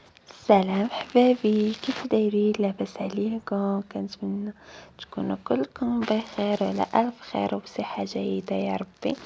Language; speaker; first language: Arabic; native; Arabic